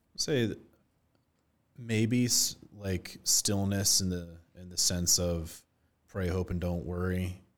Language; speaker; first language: English; native; English